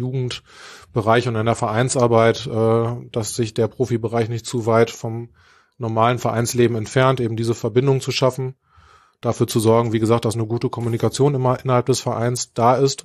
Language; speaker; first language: German; native; German